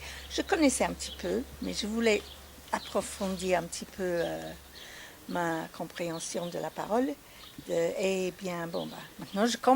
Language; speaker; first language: French; non-native, fluent; English